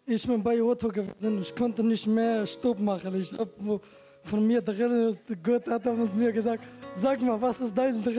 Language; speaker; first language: German; non-native, learner; Turkish